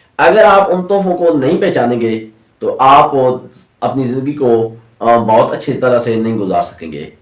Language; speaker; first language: Urdu; non-native, local second language; Punjabi